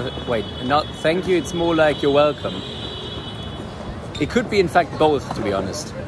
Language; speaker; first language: English; non-native, fluent; German